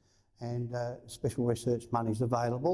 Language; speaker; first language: English; native; English